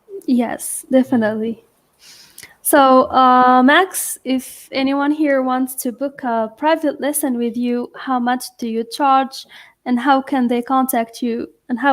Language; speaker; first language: English; non-native, fluent; Arabic